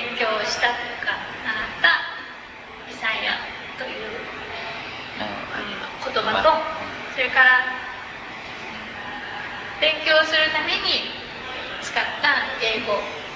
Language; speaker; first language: Japanese; native; Japanese